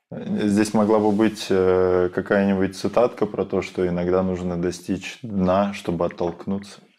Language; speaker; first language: Russian; native; Russian